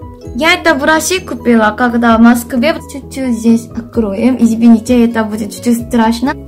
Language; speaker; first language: Russian; non-native, fluent; Korean